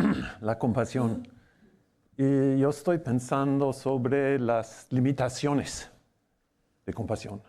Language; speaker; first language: Spanish; non-native, fluent; English